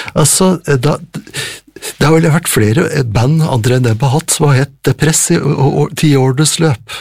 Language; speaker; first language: Norwegian; native; Norwegian